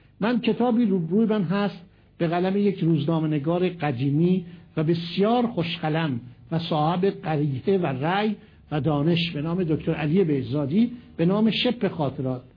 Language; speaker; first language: Persian; native; Persian